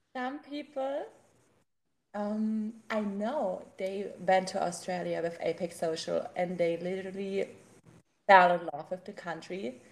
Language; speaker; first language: English; non-native, fluent; German